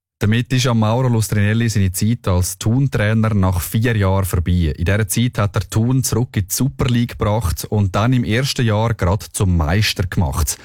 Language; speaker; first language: German; native; German